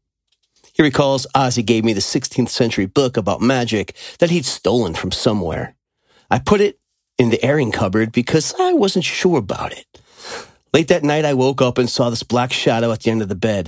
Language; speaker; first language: English; native; English